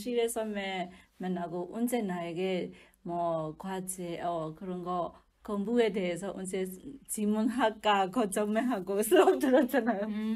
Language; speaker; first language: Korean; non-native, learner; Burmese